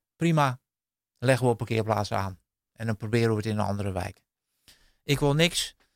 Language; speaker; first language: Dutch; native; Dutch